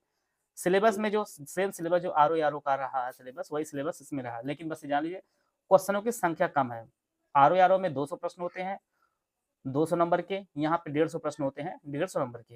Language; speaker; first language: Hindi; native; Hindi